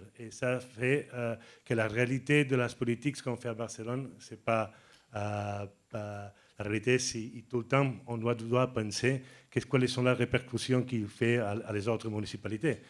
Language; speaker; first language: French; non-native, learner; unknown